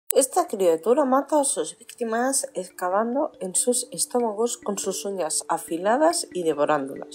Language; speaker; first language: Spanish; native; Spanish